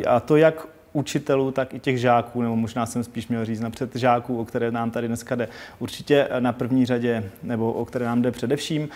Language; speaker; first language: Czech; native; Czech